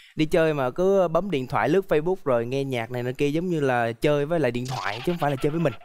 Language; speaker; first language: Vietnamese; native; Vietnamese